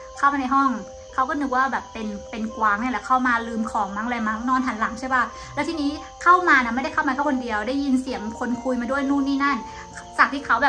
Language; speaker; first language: Thai; native; Thai